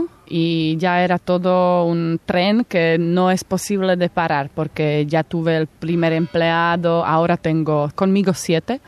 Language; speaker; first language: Spanish; non-native, fluent; Slovak